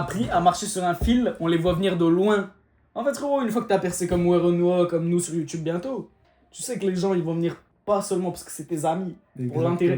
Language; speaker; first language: French; native; French